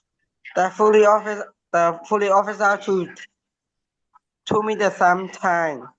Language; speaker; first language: English; non-native, learner; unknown